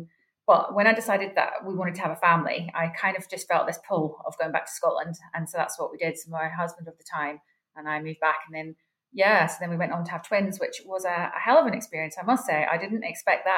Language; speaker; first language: English; native; English